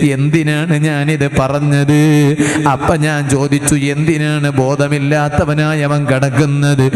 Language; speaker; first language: Malayalam; non-native, local second language; Kannada